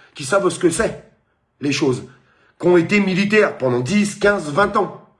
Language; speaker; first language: French; native; French